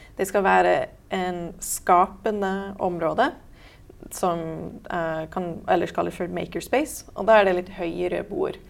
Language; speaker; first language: Norwegian; native; Norwegian